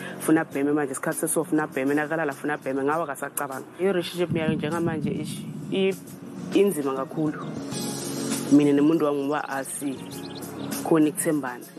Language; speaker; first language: Zulu; non-native, local second language; Swati